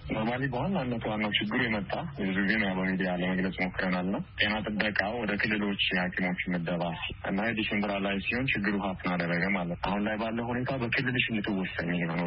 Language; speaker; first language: Amharic; native; Amharic